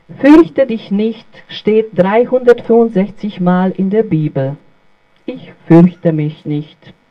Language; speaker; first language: German; non-native, fluent; Bosnian